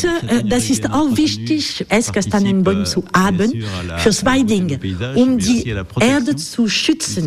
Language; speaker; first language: German; non-native, learner; French